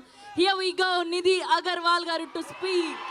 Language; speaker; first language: Telugu; native; Telugu